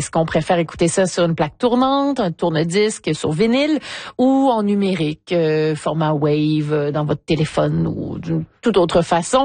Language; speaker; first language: French; native; French